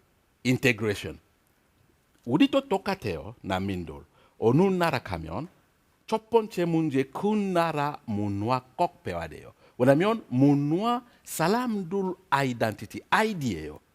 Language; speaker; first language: Korean; non-native, learner; French